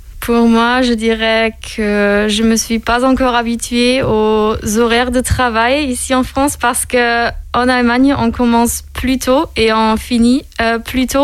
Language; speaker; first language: French; non-native, fluent; German